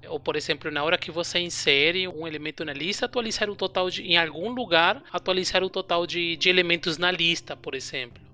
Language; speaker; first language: Portuguese; non-native, fluent; Spanish